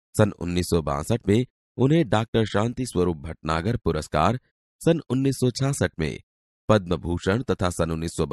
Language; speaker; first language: Hindi; non-native, local second language; Gujarati